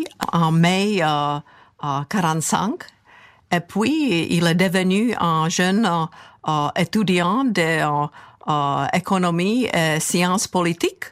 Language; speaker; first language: French; non-native, fluent; Czech